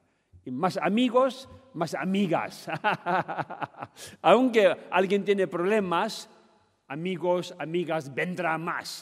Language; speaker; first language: Spanish; non-native, learner; Tibetan